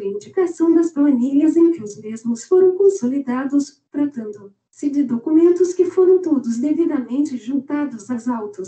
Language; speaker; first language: Portuguese; native; Portuguese